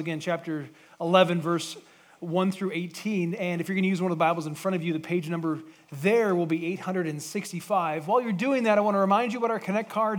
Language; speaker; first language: English; native; English